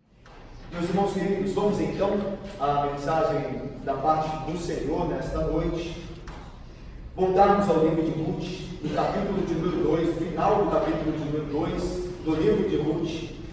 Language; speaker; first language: Portuguese; native; Portuguese